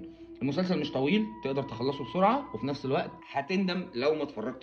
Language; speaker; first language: Arabic; native; Arabic